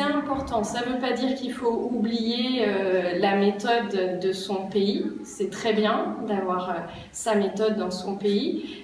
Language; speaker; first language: French; native; French